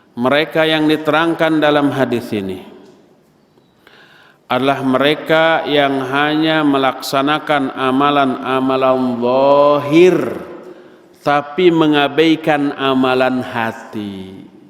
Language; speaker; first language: Indonesian; native; Indonesian